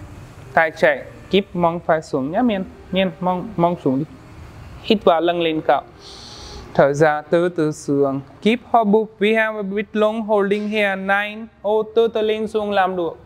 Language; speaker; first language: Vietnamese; non-native, learner; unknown